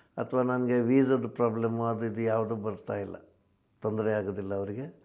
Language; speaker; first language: Kannada; non-native, local second language; Konkani